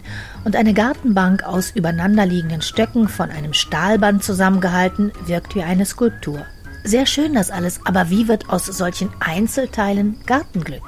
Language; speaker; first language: German; native; German